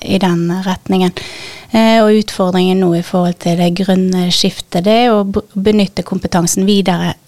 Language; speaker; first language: Norwegian; native; Norwegian